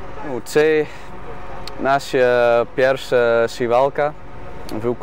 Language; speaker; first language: Ukrainian; non-native, learner; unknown